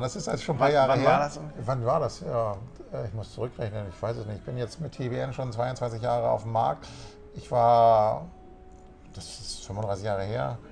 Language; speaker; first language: German; native; German